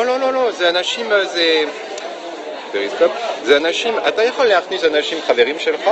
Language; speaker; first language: Hebrew; non-native, fluent; French